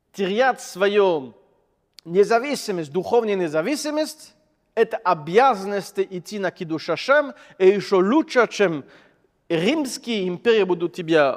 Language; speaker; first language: Russian; non-native, fluent; French